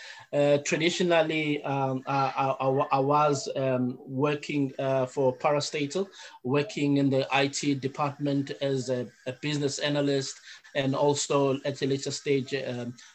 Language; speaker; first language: English; non-native, local second language; Zulu